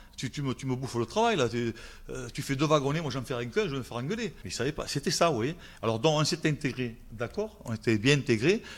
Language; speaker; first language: French; native; French